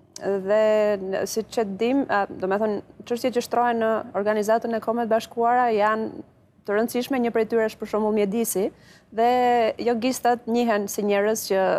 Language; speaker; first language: Albanian; native; Albanian